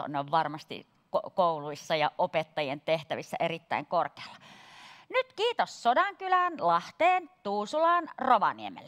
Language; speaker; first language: Finnish; native; Finnish